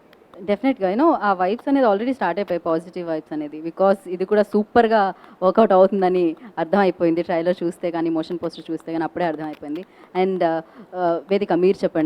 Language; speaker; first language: Telugu; native; Telugu